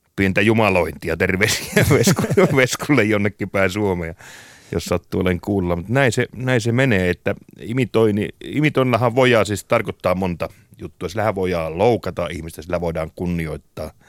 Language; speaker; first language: Finnish; native; Finnish